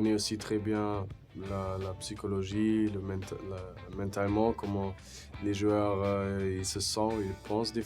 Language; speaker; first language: French; non-native, fluent; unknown